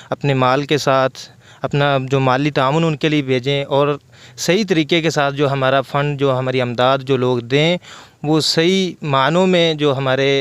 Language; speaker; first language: Urdu; non-native, local second language; Punjabi